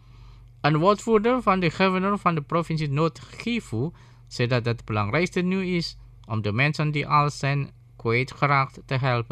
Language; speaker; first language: Dutch; non-native, fluent; Indonesian